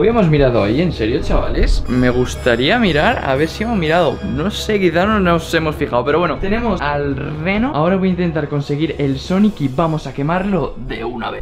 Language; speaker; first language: Spanish; native; Spanish